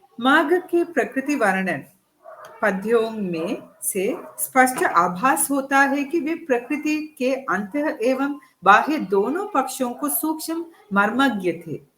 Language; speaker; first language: Hindi; non-native, fluent; Sinhala